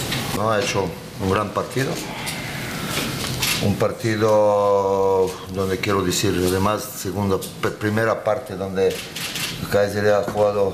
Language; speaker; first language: Spanish; non-native, learner; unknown